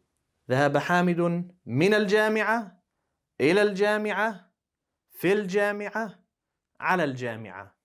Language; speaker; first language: Arabic; non-native, fluent; English